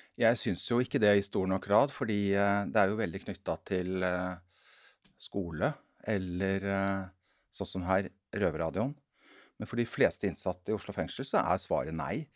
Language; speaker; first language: Norwegian; native; Norwegian